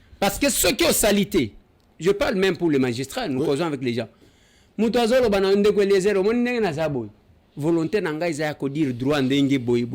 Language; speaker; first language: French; non-native, local second language; Lingala